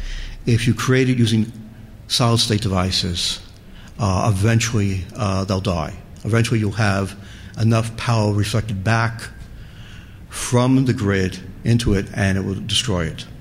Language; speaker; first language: English; native; English